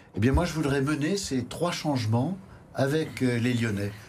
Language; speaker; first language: French; native; French